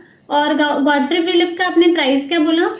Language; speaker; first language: Hindi; native; Hindi